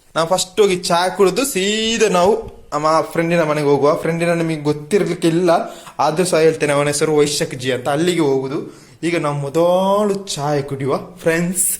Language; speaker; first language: Kannada; non-native, local second language; Tulu